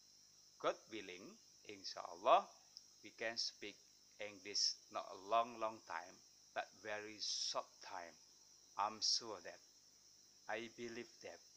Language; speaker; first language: English; non-native, fluent; Indonesian